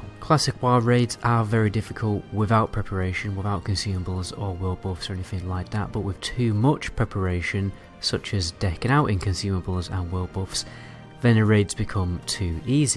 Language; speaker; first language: English; native; English